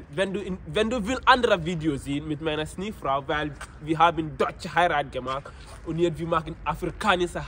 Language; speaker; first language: German; non-native, learner; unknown